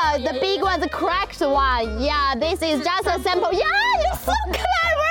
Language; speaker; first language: English; non-native, learner; Chinese